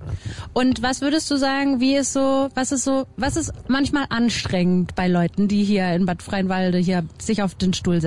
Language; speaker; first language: German; native; German